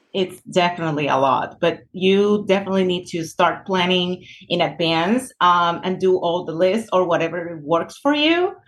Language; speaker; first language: English; non-native, fluent; Spanish